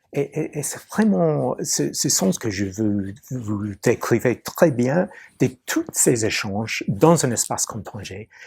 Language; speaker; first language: French; non-native, fluent; English